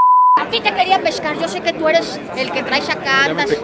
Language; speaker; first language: Spanish; native; Spanish